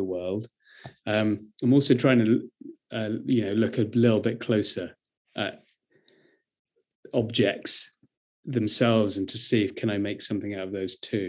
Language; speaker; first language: English; native; English